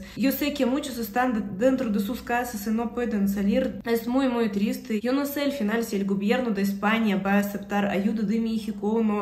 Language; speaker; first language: Spanish; non-native, fluent; Russian